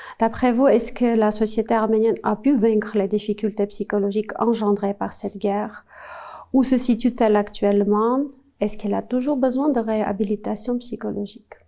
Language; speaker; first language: French; non-native, fluent; Armenian